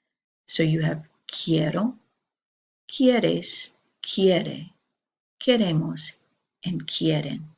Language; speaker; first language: Spanish; non-native, fluent; English